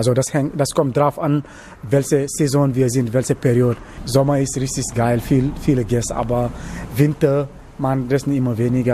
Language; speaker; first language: German; non-native, learner; Wolof